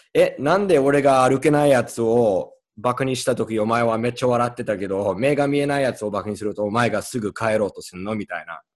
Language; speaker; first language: Japanese; non-native, fluent; English